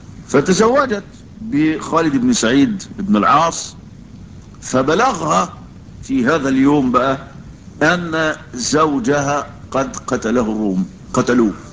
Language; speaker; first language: Arabic; native; Arabic